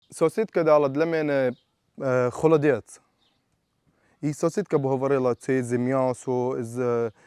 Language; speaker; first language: Ukrainian; non-native, learner; Arabic